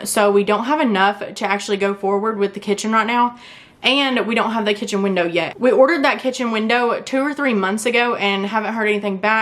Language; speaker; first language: English; native; English